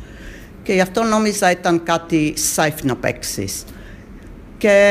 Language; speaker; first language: Greek; early bilingual, heritage; Greek